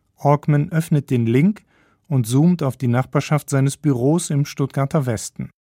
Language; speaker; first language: German; native; German